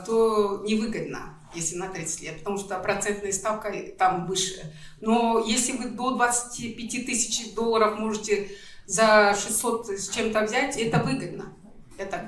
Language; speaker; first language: Russian; non-native, local second language; Kyrgyz